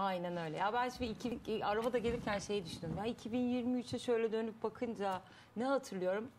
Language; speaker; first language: Turkish; native; Turkish